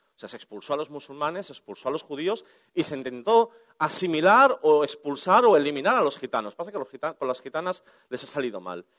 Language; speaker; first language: Spanish; native; Spanish